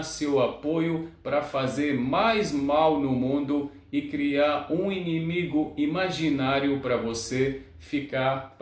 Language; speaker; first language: Portuguese; non-native, learner; Arabic